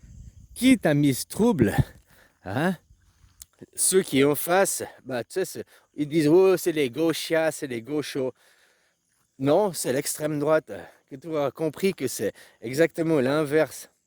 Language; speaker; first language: French; native; French